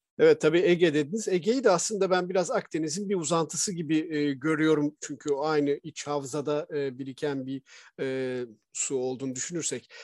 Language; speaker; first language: Turkish; native; Turkish